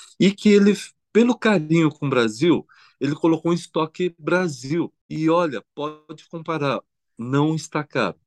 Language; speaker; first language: Portuguese; early bilingual, other home language; Korean